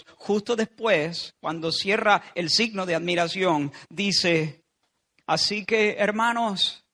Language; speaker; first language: Spanish; native; Spanish